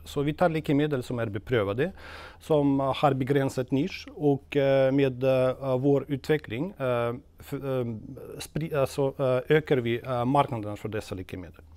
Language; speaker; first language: Swedish; non-native, fluent; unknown